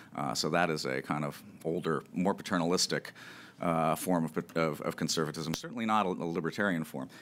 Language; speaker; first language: English; native; English